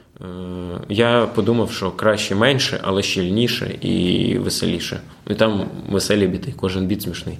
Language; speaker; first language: Ukrainian; non-native, local second language; Russian